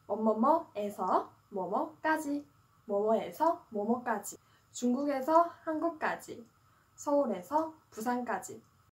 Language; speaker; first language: Korean; non-native, fluent; Chinese